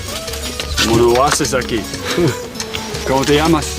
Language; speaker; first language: Spanish; non-native, learner; English